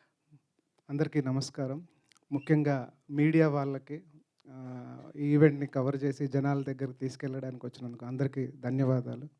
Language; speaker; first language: Telugu; native; Telugu